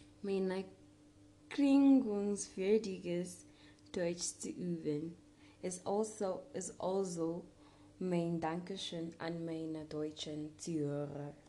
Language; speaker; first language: German; non-native, learner; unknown